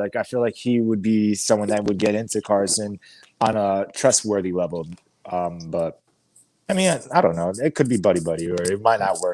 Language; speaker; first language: English; native; English